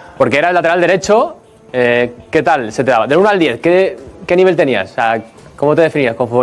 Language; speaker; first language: Spanish; native; Spanish